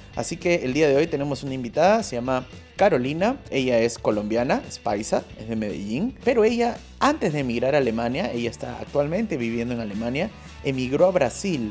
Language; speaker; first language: Spanish; native; Spanish